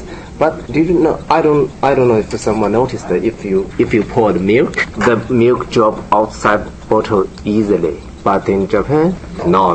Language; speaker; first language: English; non-native, learner; Japanese